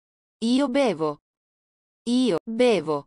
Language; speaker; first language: Italian; non-native, learner; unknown